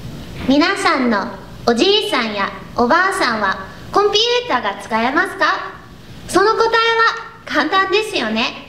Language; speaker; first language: Japanese; non-native, learner; English